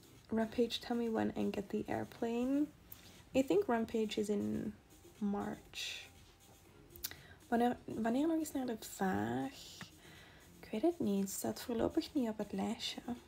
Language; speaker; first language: Dutch; native; Dutch